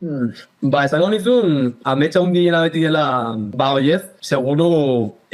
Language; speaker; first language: Basque; native; Basque